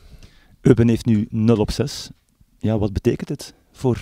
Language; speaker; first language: Dutch; native; Dutch